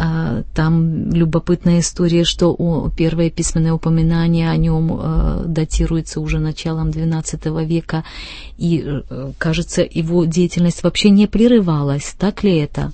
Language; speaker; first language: Russian; native; Russian